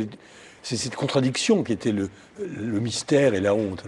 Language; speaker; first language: French; native; French